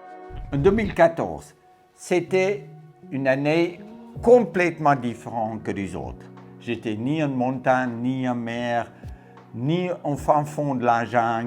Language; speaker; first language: French; non-native, fluent; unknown